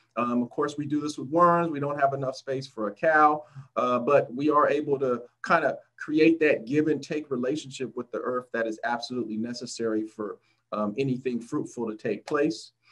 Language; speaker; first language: English; native; English